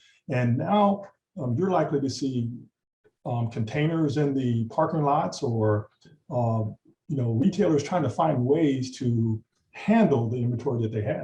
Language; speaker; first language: English; native; English